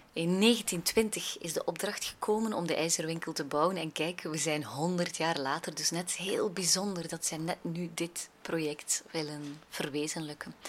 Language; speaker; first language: Dutch; native; Dutch